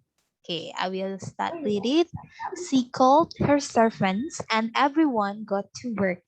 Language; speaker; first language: English; non-native, fluent; Indonesian